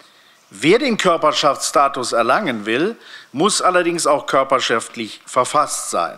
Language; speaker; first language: German; native; German